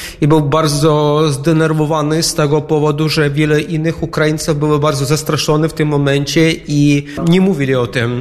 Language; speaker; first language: Polish; non-native, fluent; Ukrainian